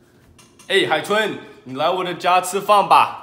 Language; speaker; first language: Chinese; non-native, learner; English